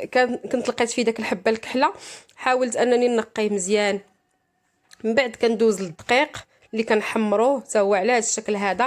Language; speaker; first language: Arabic; native; Arabic